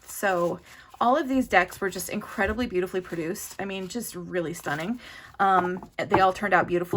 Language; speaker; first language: English; native; English